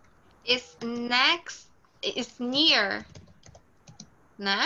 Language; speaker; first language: English; non-native, fluent; Portuguese